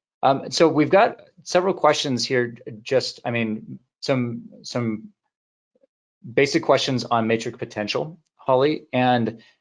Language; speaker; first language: English; native; English